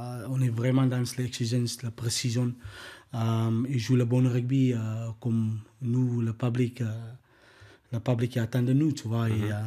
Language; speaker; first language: French; non-native, learner; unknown